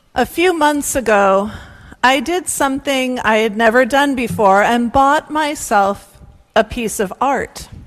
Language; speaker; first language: English; native; English